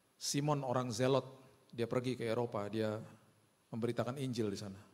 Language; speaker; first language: Indonesian; early bilingual, other home language; Hindi